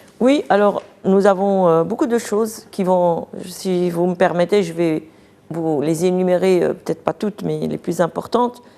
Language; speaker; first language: French; non-native, local second language; Arabic